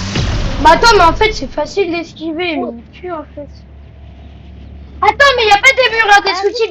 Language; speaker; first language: French; native; French